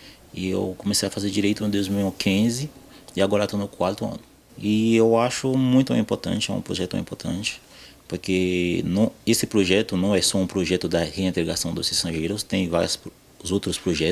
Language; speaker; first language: Portuguese; non-native, fluent; Haitian Creole